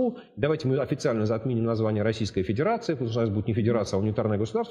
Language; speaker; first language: Russian; native; Russian